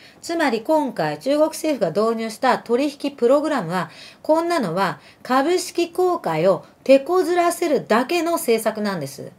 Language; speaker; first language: Japanese; early bilingual, other home language; Arabic